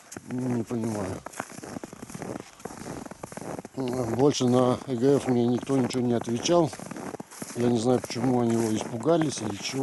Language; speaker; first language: Russian; native; Russian